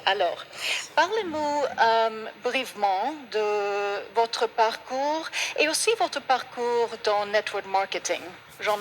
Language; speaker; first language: French; non-native, learner; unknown